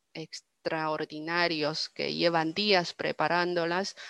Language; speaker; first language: Spanish; non-native, fluent; Chinese